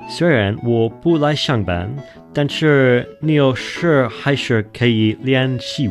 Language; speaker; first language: Chinese; non-native, fluent; English